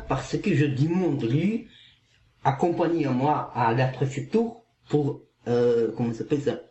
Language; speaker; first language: French; non-native, learner; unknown